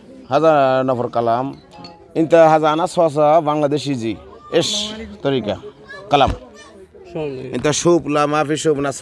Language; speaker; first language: Arabic; non-native, learner; Bangla